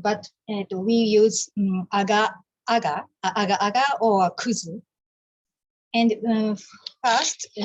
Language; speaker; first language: English; non-native, learner; Japanese